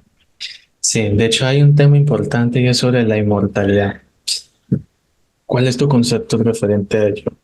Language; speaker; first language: Spanish; native; Spanish